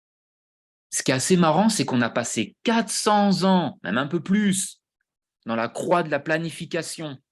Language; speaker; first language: French; native; French